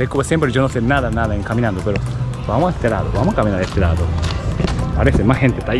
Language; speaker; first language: Spanish; non-native, learner; Japanese